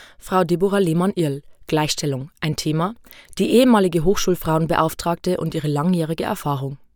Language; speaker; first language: German; native; German